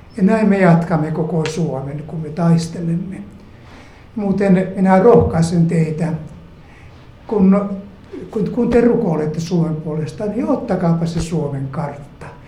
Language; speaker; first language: Finnish; native; Finnish